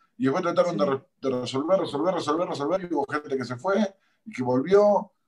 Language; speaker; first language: Spanish; native; Spanish